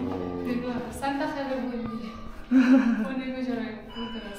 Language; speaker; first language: Korean; non-native, fluent; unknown